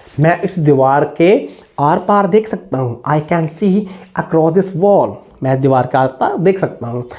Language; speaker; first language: Hindi; native; Hindi